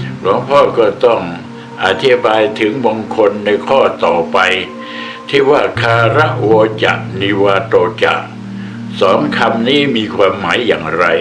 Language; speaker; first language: Thai; native; Thai